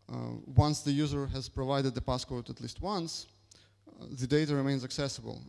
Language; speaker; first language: English; non-native, fluent; Russian